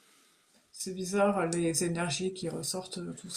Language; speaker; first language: French; native; French